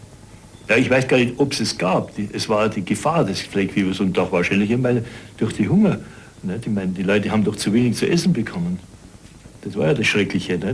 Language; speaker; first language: German; native; German